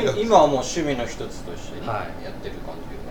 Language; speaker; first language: Japanese; native; Japanese